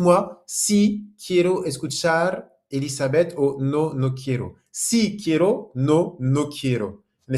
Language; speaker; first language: Spanish; non-native, fluent; French